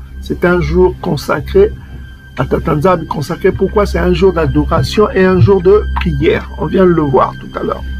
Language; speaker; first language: French; non-native, local second language; Kongo